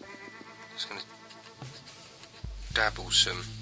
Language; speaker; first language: English; native; English